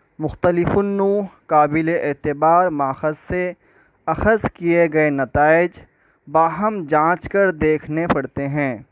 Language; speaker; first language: Urdu; native; Urdu